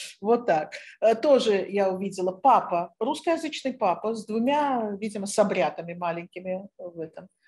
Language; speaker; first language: Russian; native; Russian